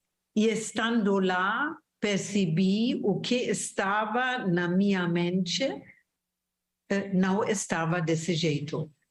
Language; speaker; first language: Portuguese; non-native, fluent; German